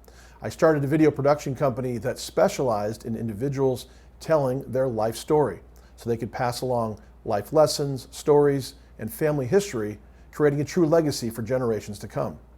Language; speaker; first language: English; native; English